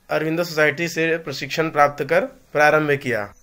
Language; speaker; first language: Hindi; native; Hindi